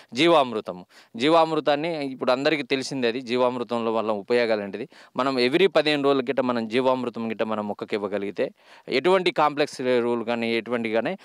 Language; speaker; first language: Telugu; native; Telugu